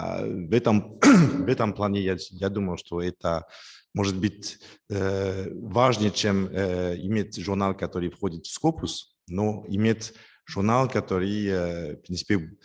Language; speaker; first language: Russian; non-native, fluent; French